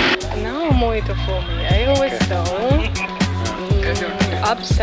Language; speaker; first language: Portuguese; non-native, learner; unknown